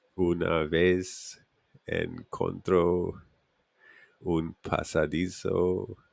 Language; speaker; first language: Spanish; non-native, learner; English